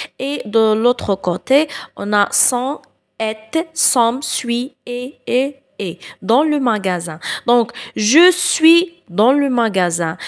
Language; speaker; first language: French; non-native, local second language; Arabic